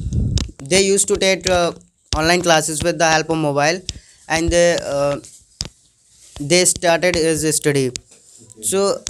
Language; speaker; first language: English; non-native, learner; Hindi